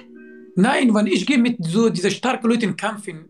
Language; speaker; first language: German; non-native, learner; Arabic